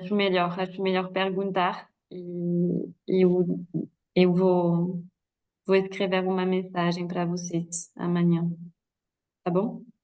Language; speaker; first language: Portuguese; non-native, fluent; French